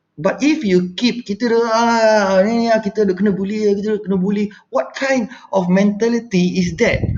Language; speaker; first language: English; non-native, local second language; Malay